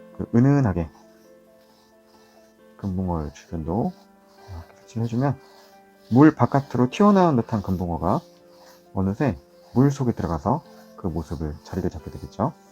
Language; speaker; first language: Korean; native; Korean